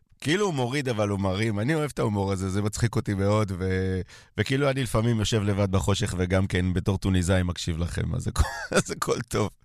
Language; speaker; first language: Hebrew; native; Hebrew